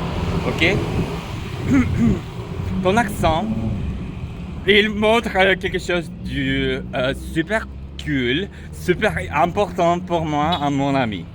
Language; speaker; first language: French; non-native, learner; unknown